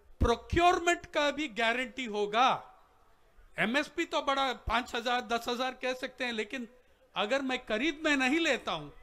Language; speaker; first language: Hindi; non-native, local second language; Telugu